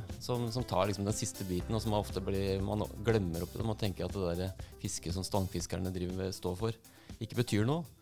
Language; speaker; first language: Norwegian; native; Norwegian